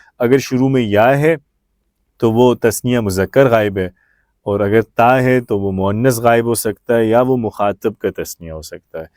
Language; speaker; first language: Urdu; native; Urdu